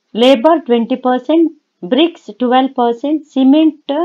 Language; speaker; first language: English; non-native, local second language; Kannada